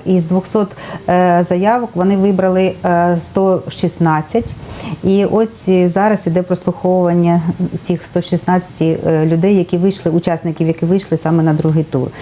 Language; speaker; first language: Ukrainian; native; Ukrainian